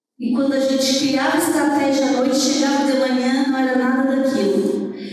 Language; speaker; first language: Portuguese; native; Portuguese